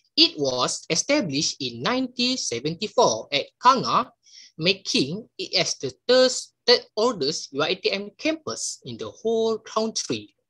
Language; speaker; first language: English; non-native, local second language; Malay